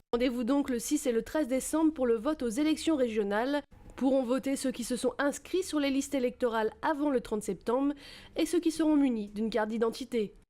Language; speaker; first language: French; native; French